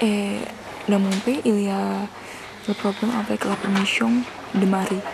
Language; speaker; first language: French; non-native, learner; Indonesian